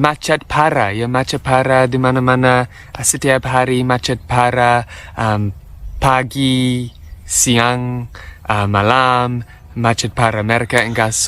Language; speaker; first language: Indonesian; non-native, learner; English